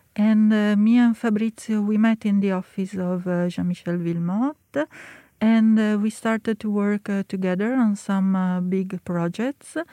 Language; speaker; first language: English; non-native, fluent; Italian